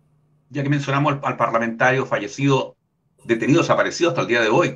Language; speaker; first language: Spanish; native; Spanish